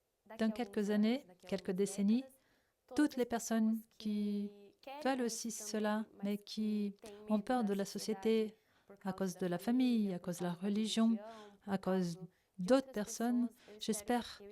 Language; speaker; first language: French; non-native, fluent; Portuguese